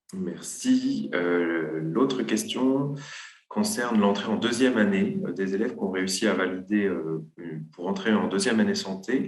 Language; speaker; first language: French; native; French